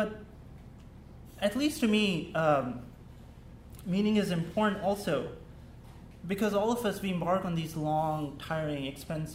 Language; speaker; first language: English; non-native, local second language; Urdu